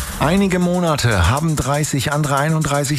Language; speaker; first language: German; native; German